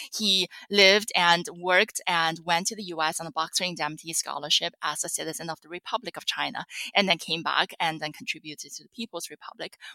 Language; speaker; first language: English; non-native, fluent; Chinese